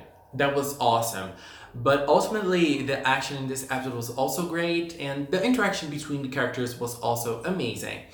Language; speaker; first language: English; non-native, fluent; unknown